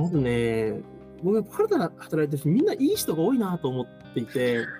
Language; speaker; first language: Japanese; native; Japanese